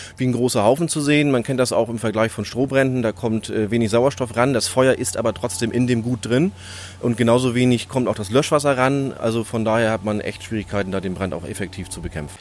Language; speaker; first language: German; native; German